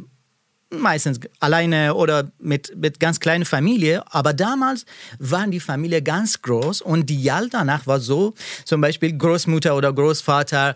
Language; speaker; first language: German; non-native, learner; Persian